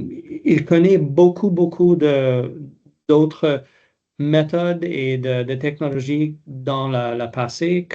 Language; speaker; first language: French; non-native, local second language; English